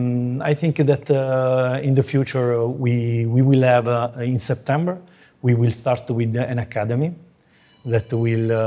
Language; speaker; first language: English; non-native, fluent; Italian